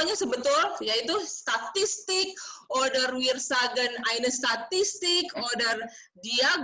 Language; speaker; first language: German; non-native, learner; Indonesian